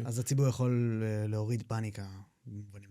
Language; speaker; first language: Hebrew; native; Hebrew